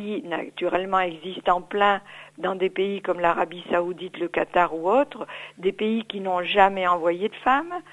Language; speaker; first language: French; native; French